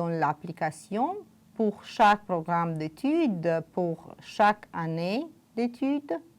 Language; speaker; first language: French; non-native, fluent; Romanian